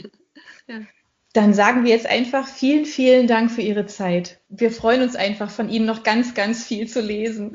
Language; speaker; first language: German; native; German